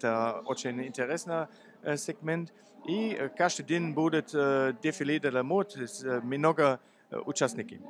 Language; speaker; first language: Russian; non-native, learner; German